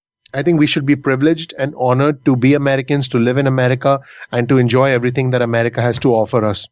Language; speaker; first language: English; non-native, local second language; Hindi